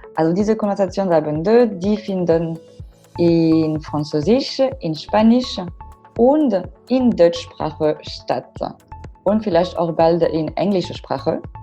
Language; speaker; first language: German; non-native, fluent; French